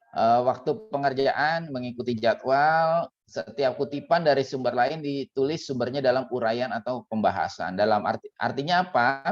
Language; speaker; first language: Indonesian; native; Indonesian